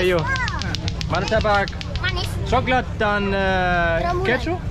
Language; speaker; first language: Indonesian; non-native, learner; German